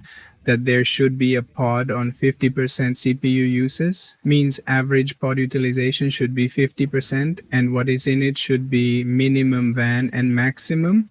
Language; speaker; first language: English; non-native, learner; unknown